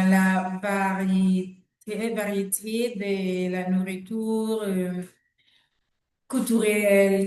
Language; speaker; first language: French; non-native, learner; Spanish